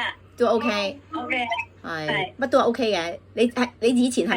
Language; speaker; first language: Cantonese; native; Cantonese